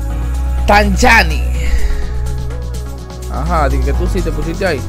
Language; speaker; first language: Spanish; native; Spanish